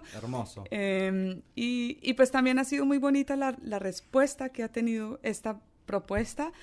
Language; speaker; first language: Spanish; early bilingual, other home language; English